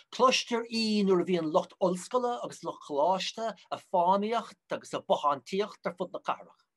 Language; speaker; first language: Irish; native; Irish